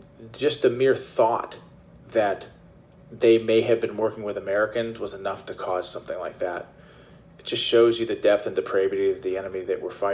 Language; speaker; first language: English; native; English